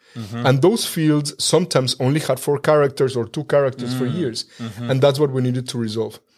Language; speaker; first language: English; non-native, fluent; Spanish